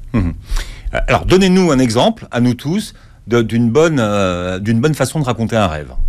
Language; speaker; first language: French; native; French